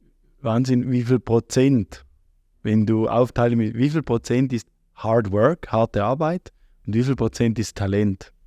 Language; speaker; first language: German; native; German